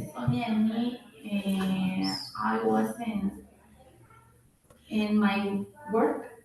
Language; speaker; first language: English; non-native, learner; Spanish